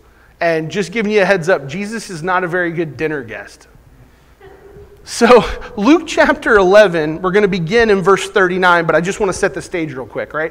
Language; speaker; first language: English; native; English